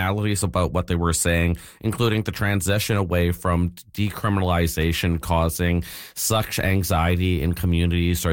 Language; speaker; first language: English; native; English